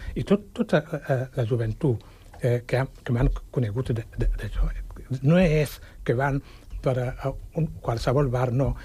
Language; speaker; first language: Catalan; non-native, fluent; Wolof